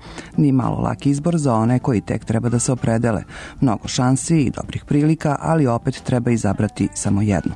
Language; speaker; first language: Serbian; native; Serbian